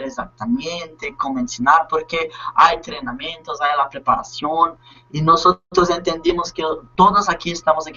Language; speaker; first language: Spanish; non-native, learner; Portuguese